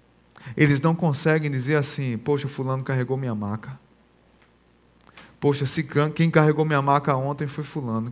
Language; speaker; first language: Portuguese; native; Portuguese